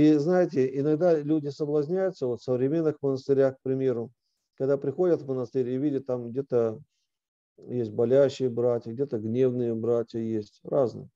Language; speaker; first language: Russian; native; Russian